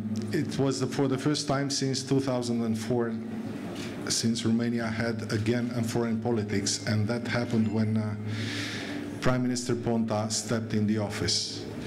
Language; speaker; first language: English; non-native, fluent; Romanian